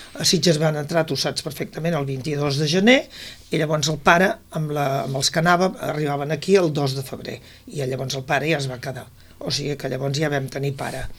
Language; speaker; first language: Catalan; native; Catalan